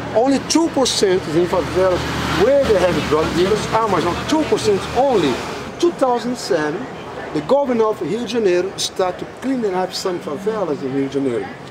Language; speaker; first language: English; non-native, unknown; Portuguese